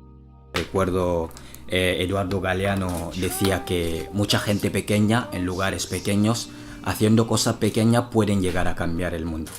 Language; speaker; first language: Spanish; non-native, fluent; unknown